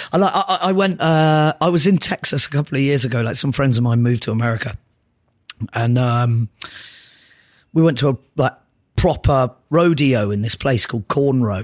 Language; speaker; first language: English; native; English